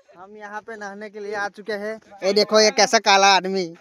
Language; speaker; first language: Hindi; non-native, local second language; Gujarati